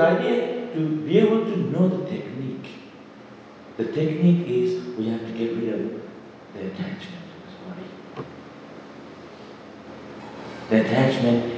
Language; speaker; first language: English; non-native, local second language; Bangla